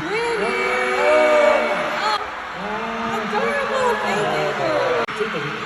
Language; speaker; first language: English; non-native, local second language; Filipino